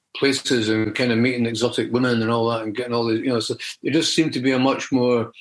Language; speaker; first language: English; native; English